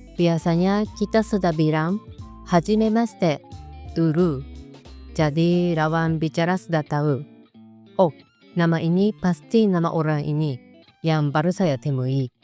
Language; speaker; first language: Indonesian; non-native, fluent; Japanese